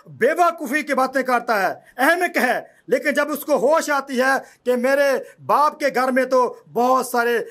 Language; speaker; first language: Urdu; non-native, local second language; Punjabi